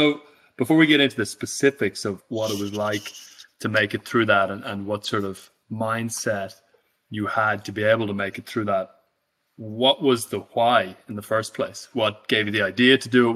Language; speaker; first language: English; native; English